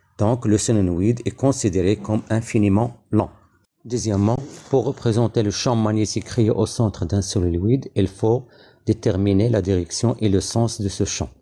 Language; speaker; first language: French; non-native, local second language; Arabic